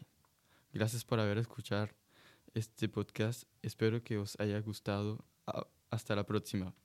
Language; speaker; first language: Spanish; non-native, learner; French